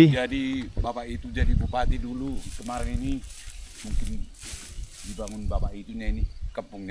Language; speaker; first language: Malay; non-native, local second language; Batak Toba